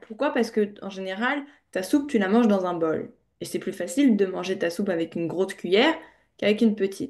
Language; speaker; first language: French; native; French